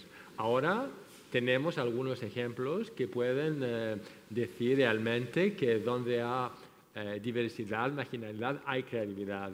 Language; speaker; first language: Spanish; non-native, fluent; French